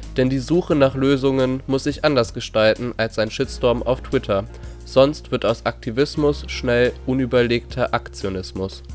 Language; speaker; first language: German; native; German